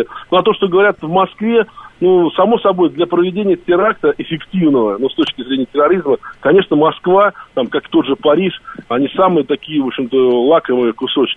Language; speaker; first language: Russian; native; Russian